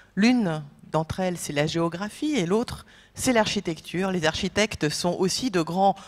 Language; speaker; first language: French; non-native, fluent; Polish